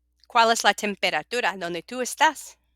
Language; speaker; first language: Spanish; non-native, fluent; English